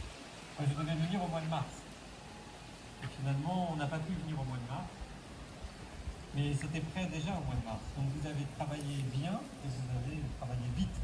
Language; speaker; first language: French; native; French